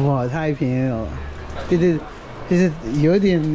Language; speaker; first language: Chinese; non-native, fluent; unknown